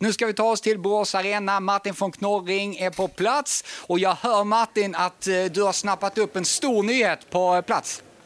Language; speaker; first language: Swedish; native; Swedish